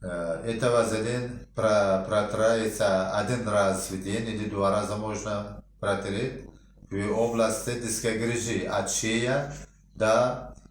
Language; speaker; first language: Russian; non-native, local second language; Uzbek